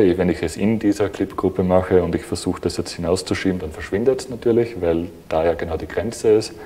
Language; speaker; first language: German; native; German